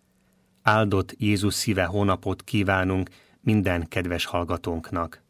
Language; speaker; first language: Hungarian; native; Hungarian